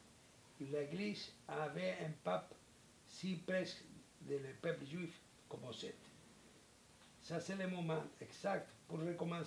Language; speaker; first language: French; non-native, learner; Spanish